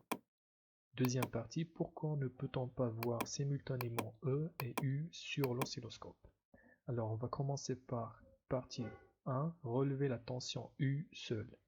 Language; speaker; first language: French; non-native, local second language; Arabic